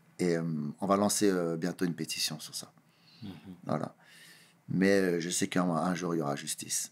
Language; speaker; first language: French; early bilingual, other home language; Kabuverdianu